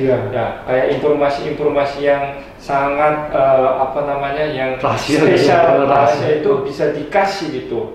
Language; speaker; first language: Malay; non-native, fluent; Korean